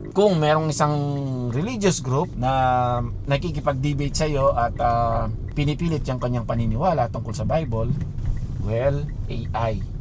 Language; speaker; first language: Filipino; non-native, local second language; Pampanga